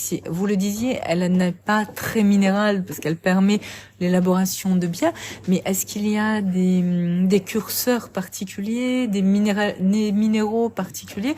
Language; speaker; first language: French; native; French